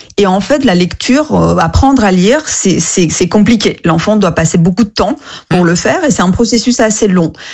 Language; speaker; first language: French; non-native, fluent; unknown